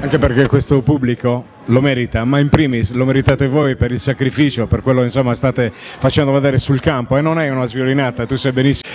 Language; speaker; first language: Italian; native; Italian